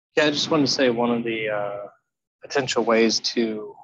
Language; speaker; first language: English; native; English